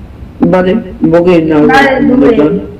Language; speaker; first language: Persian; early bilingual, heritage; Persian